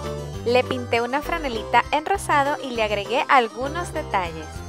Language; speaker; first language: Spanish; native; Spanish